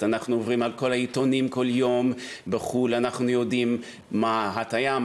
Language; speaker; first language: Hebrew; non-native, fluent; English